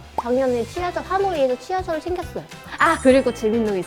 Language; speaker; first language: Korean; non-native, fluent; Vietnamese